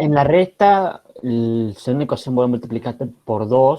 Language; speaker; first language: Spanish; native; Spanish